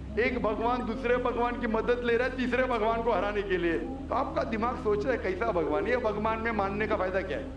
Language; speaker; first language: Hindi; non-native, local second language; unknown